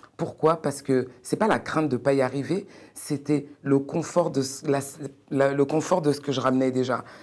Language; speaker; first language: French; native; French